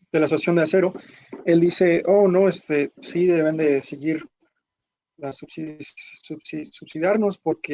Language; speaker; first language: Spanish; early bilingual, heritage; Spanish